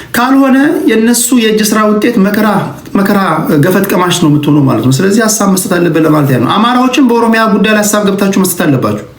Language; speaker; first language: Amharic; native; Amharic